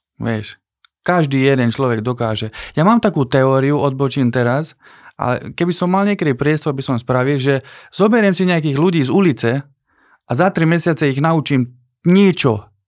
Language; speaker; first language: Slovak; non-native, local second language; Hungarian